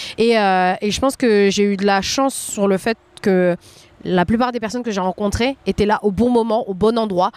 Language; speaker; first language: French; native; French